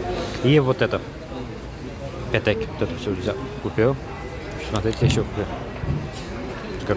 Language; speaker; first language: Russian; non-native, learner; Azerbaijani